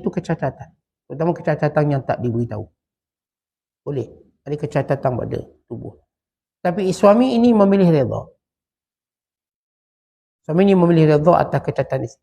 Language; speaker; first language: Malay; native; Malay